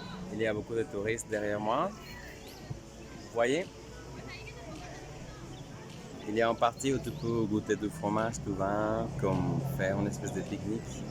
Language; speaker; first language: French; non-native, fluent; Spanish